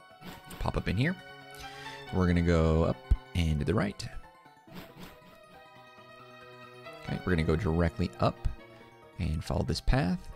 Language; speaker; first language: English; native; English